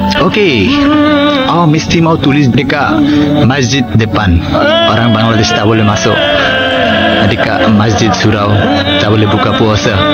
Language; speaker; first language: Malay; non-native, learner; Bangla